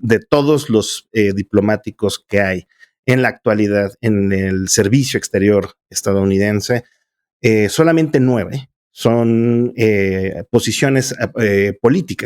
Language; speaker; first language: Spanish; native; Spanish